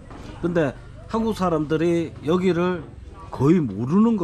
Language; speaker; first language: Korean; native; Korean